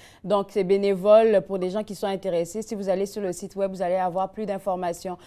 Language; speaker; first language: French; native; French